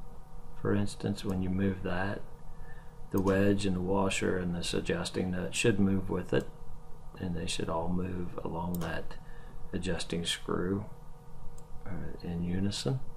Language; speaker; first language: English; native; English